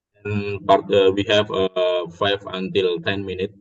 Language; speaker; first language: English; non-native, learner; Indonesian